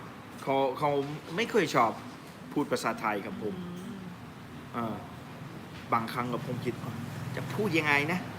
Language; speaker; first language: Thai; non-native, learner; English